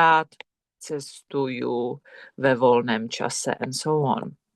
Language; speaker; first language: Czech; non-native, fluent; English